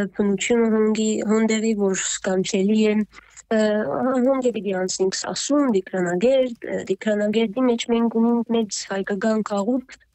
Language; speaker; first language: Armenian; early bilingual, heritage; Armenian